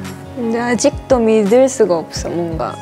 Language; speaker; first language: Korean; non-native, fluent; Japanese